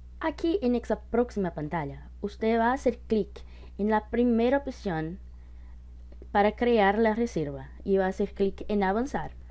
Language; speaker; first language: Spanish; non-native, fluent; Portuguese